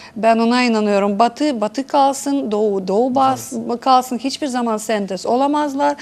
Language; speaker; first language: Turkish; non-native, fluent; Russian